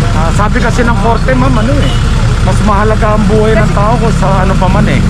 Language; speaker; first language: Filipino; native; Filipino